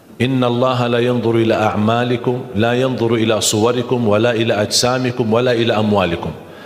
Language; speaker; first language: Malay; non-native, fluent; Arabic